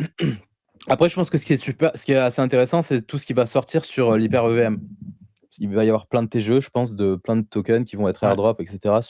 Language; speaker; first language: French; native; French